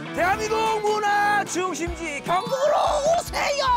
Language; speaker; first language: Korean; native; Korean